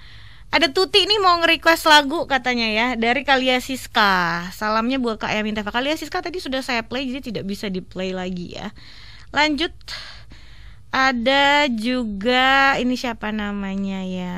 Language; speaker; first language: Indonesian; native; Indonesian